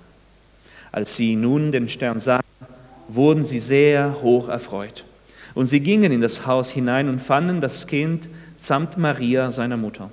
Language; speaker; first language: German; non-native, fluent; Spanish